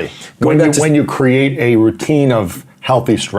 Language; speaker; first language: English; native; English